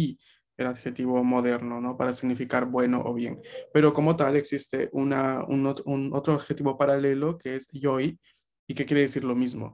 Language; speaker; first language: Spanish; native; Spanish